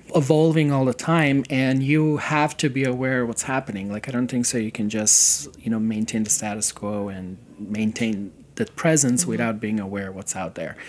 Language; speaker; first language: English; non-native, fluent; Serbian